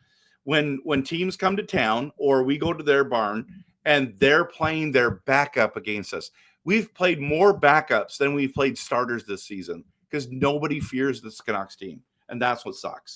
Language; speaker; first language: English; native; English